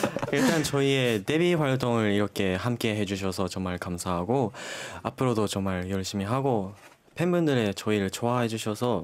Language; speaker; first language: Korean; non-native, fluent; Japanese